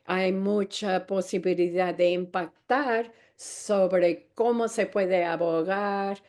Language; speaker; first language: Spanish; non-native, fluent; English